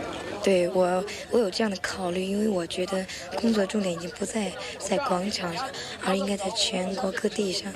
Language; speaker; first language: Chinese; native; Chinese